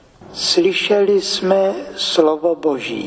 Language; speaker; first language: Czech; native; Czech